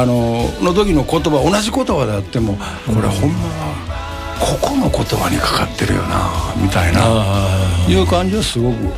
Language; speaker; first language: Japanese; native; Japanese